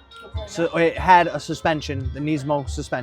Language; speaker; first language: English; native; English